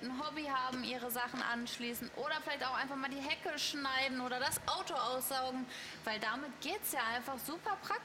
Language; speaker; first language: German; native; German